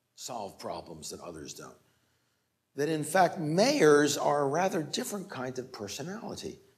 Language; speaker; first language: English; native; English